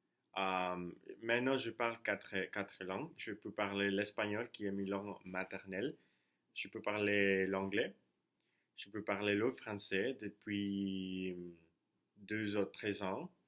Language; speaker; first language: French; non-native, learner; Spanish